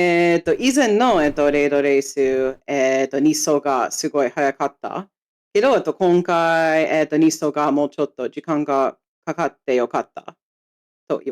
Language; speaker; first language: Japanese; non-native, fluent; English